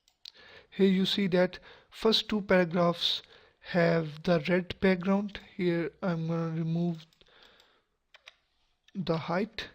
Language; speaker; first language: English; non-native, local second language; Urdu